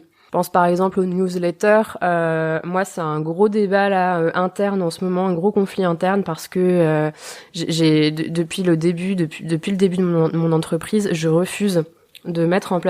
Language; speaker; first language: French; native; French